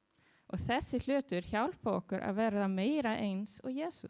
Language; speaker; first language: Icelandic; non-native, learner; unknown